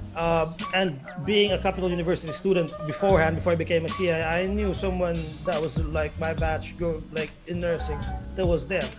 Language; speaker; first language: English; non-native, local second language; Cebuano